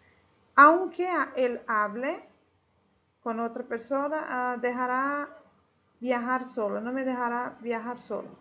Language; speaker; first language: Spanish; non-native, fluent; Portuguese